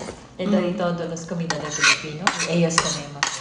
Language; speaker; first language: Spanish; non-native, learner; Filipino